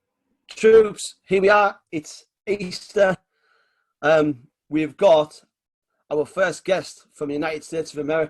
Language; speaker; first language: English; native; English